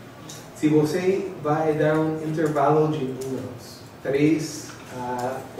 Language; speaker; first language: Portuguese; non-native, fluent; English